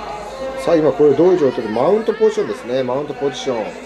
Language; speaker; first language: Japanese; native; Japanese